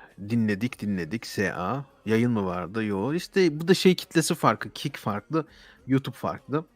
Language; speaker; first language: Turkish; early bilingual, heritage; Turkish